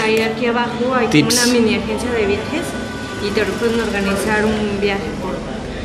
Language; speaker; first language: Spanish; native; Spanish